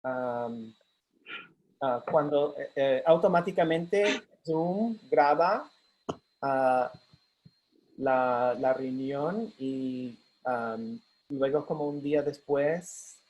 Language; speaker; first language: Spanish; non-native, fluent; English